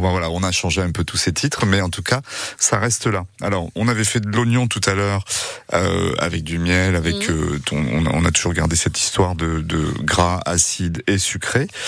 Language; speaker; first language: French; native; French